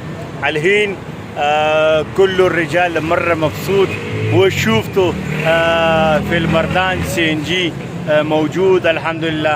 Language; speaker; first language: Arabic; non-native, learner; Pashto